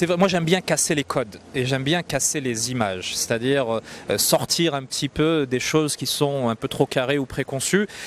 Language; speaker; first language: French; non-native, local second language; Arabic